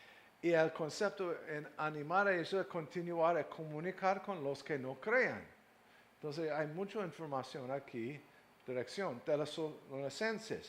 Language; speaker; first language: Spanish; non-native, fluent; English